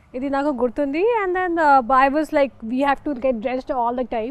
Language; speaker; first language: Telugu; non-native, fluent; Hindi